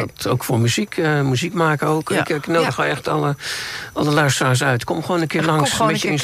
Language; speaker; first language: Dutch; native; Dutch